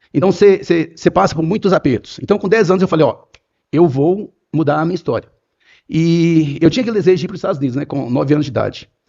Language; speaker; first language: Portuguese; native; Portuguese